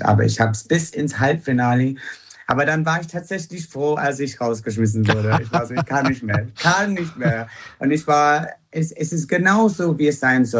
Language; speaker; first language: German; non-native, fluent; English